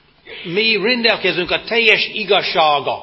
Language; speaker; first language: Hungarian; non-native, fluent; English